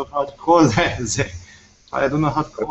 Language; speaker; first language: English; non-native, fluent; Chinese